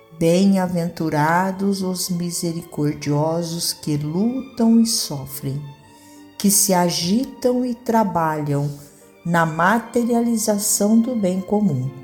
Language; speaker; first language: Portuguese; native; Portuguese